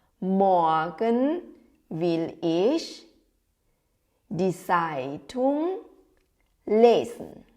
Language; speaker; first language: German; non-native, fluent; Thai